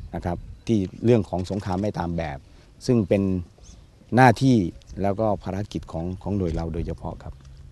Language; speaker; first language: Thai; native; Thai